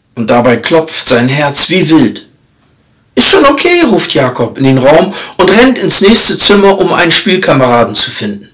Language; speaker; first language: German; native; German